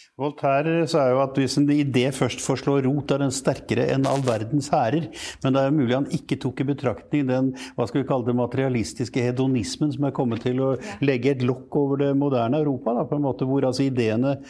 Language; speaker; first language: Norwegian; native; Norwegian